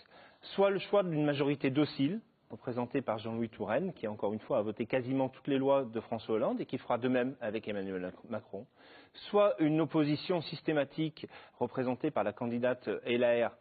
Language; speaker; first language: French; native; French